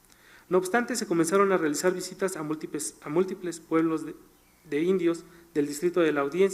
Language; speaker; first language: Spanish; native; Spanish